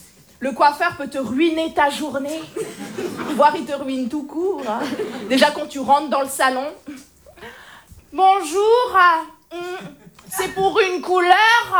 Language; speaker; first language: French; native; French